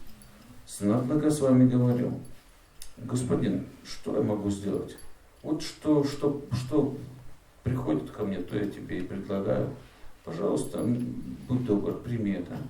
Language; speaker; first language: Russian; native; Russian